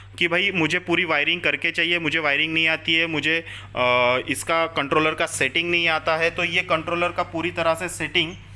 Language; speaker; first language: Hindi; non-native, local second language; Marathi